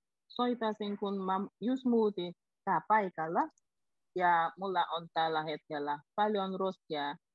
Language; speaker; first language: Finnish; non-native, learner; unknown